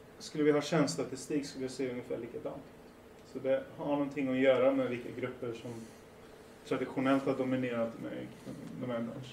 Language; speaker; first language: Swedish; early bilingual, other home language; Persian